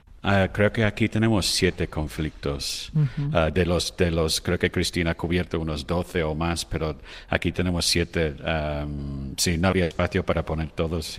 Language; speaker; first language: Spanish; non-native, fluent; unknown